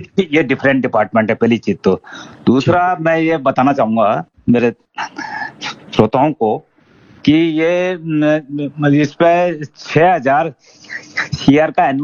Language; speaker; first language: Hindi; native; Hindi